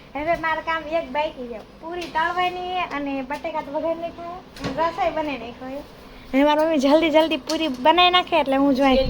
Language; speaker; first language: Gujarati; native; Gujarati